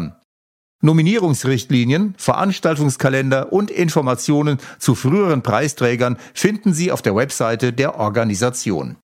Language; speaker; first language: German; native; German